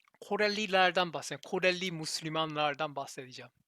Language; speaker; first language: Turkish; non-native, learner; Korean